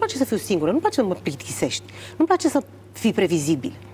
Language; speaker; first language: Romanian; native; Romanian